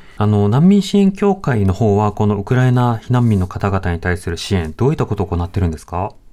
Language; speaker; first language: Japanese; native; Japanese